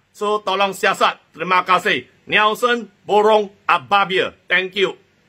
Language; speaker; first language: Malay; non-native, local second language; Chinese